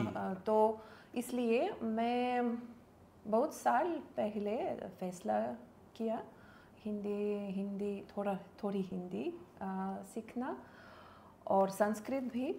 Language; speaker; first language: Hindi; non-native, learner; Lithuanian